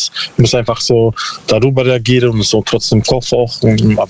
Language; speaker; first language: German; non-native, learner; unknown